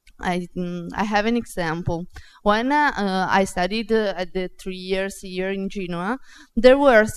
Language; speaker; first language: English; non-native, fluent; Italian